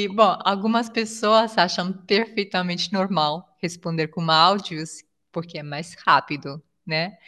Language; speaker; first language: Portuguese; non-native, fluent; Italian